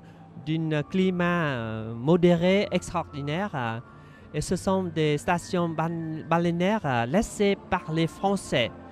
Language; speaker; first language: French; non-native, fluent; Vietnamese